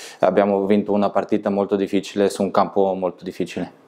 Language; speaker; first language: Italian; non-native, fluent; Bulgarian